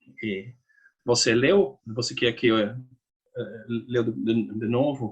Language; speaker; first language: Portuguese; non-native, learner; Dutch